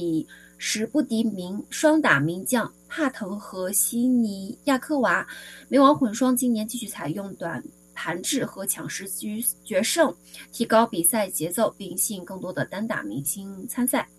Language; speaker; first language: Chinese; native; Chinese